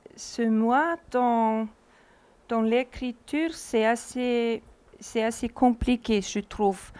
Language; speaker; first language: French; non-native, fluent; Icelandic